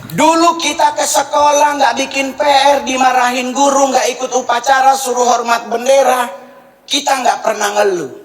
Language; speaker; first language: Indonesian; native; Indonesian